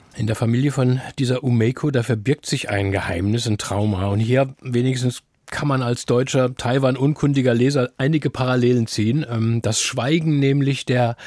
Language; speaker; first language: German; native; German